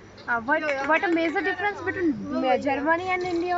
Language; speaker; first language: English; non-native, local second language; Hindi